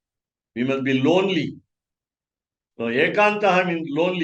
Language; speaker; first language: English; non-native, local second language; Tamil